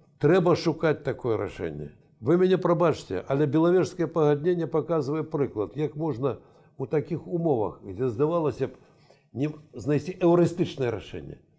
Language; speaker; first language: Belarusian; native; Belarusian